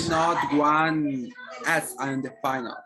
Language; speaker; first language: English; non-native, learner; Spanish